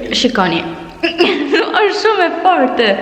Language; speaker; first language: Albanian; early bilingual, heritage; Albanian